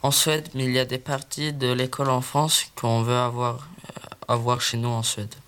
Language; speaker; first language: French; non-native, learner; Swedish